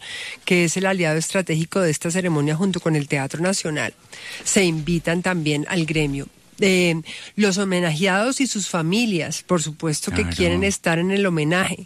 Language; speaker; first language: Spanish; native; Spanish